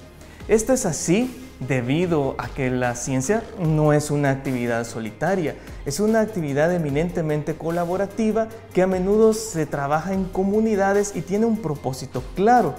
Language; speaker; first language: Spanish; native; Spanish